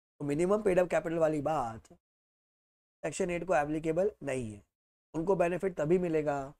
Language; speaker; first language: Hindi; native; Hindi